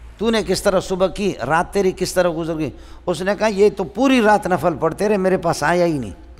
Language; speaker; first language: Urdu; non-native, local second language; Baluchi